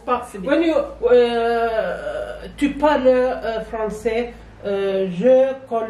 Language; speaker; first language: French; non-native, learner; Arabic